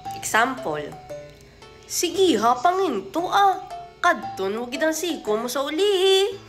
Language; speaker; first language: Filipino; non-native, local second language; Hiligaynon